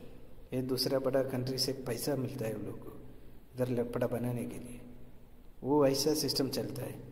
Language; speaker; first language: Hindi; non-native, local second language; Malayalam